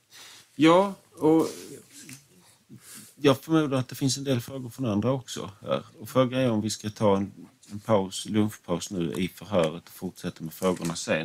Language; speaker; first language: Swedish; native; Swedish